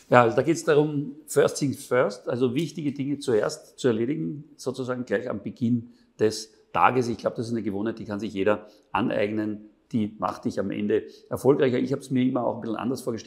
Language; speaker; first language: German; native; German